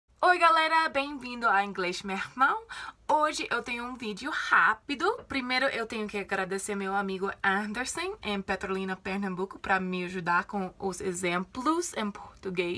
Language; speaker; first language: Portuguese; non-native, fluent; English